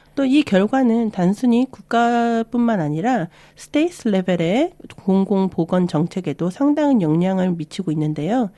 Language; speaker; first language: Korean; early bilingual, other home language; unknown